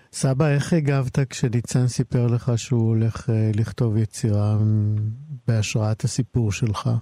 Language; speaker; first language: Hebrew; native; Hebrew